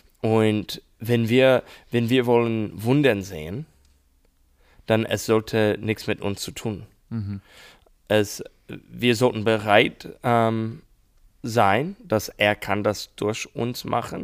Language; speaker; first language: German; non-native, learner; English